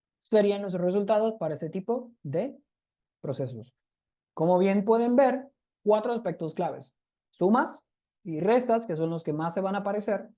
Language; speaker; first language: Spanish; native; Spanish